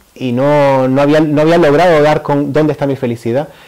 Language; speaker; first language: Spanish; native; Spanish